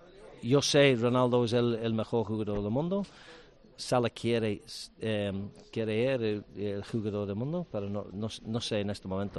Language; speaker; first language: Spanish; non-native, learner; English